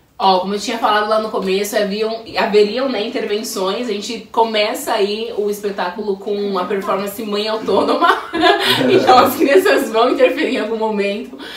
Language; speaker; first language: Portuguese; native; Portuguese